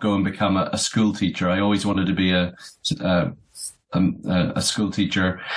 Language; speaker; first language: English; native; English